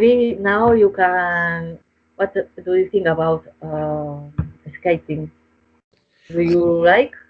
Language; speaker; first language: English; non-native, learner; Spanish